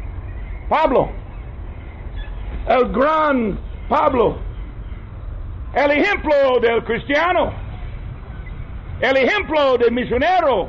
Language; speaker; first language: Spanish; non-native, fluent; English